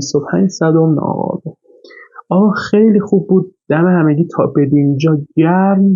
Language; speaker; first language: Persian; native; Persian